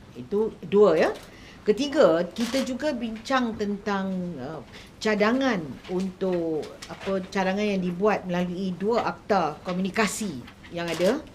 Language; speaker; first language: Malay; native; Malay